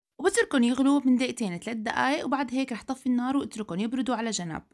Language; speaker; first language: Arabic; native; Arabic